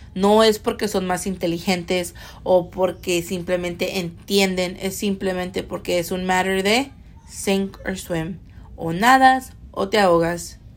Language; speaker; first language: Spanish; early bilingual, heritage; Spanish